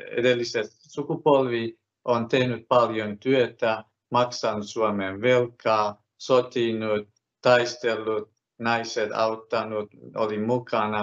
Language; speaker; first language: Finnish; non-native, fluent; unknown